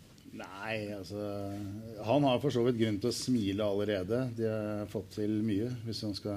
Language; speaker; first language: Norwegian; native; Norwegian